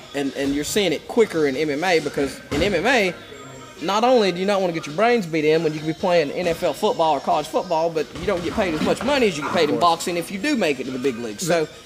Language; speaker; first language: English; native; English